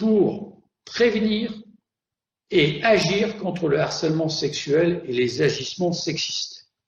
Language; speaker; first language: French; native; French